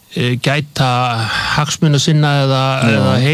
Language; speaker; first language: Icelandic; native; Icelandic